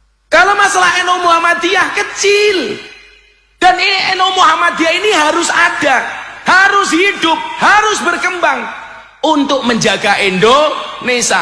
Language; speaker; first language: Indonesian; non-native, local second language; Javanese